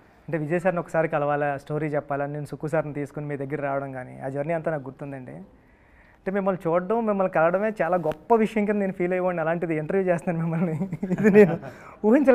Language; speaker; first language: Telugu; native; Telugu